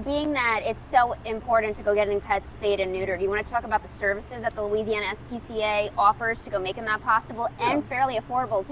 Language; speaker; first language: English; native; English